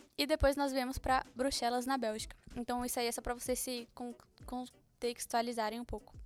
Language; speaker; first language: Portuguese; early bilingual, heritage; Portuguese